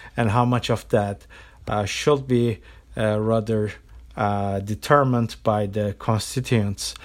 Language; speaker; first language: English; non-native, fluent; Turkish